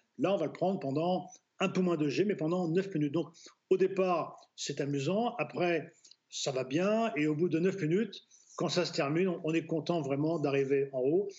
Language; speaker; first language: French; native; French